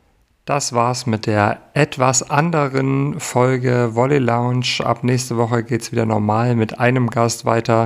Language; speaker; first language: German; native; German